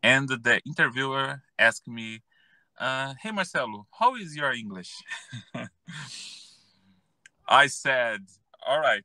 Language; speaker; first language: English; non-native, learner; Portuguese